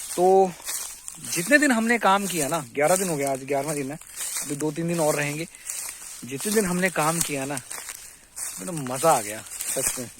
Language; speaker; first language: Hindi; non-native, local second language; Punjabi